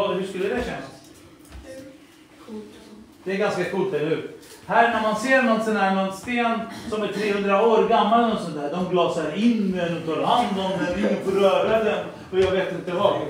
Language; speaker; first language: Swedish; early bilingual, other home language; Assyrian Neo-Aramaic